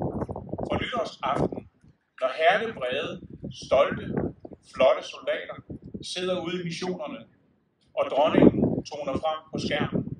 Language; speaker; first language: Danish; native; Danish